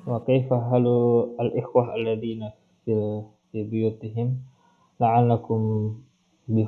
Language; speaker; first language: Arabic; non-native, fluent; Indonesian